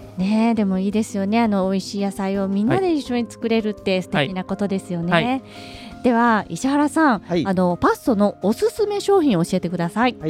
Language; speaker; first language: Japanese; native; Japanese